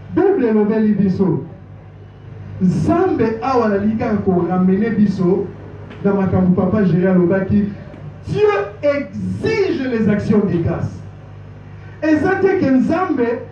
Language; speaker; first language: Lingala; native; Lingala